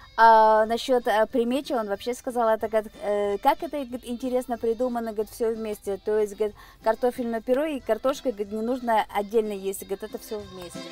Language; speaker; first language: Russian; non-native, local second language; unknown